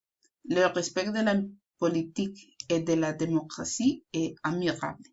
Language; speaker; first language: French; non-native, learner; Spanish